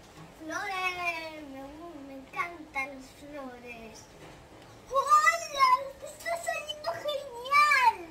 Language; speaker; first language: Spanish; early bilingual, other home language; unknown